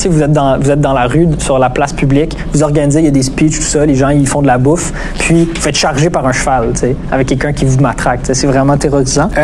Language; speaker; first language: French; native; French